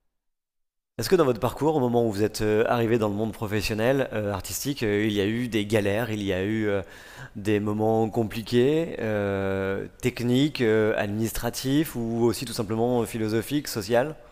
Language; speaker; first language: French; native; French